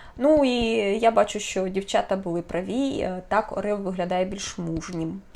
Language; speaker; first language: Ukrainian; non-native, local second language; Russian